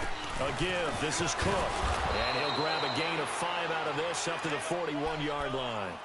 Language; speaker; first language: English; native; English